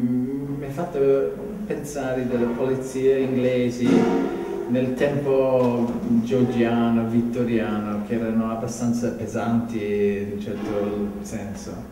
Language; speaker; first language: Italian; non-native, fluent; English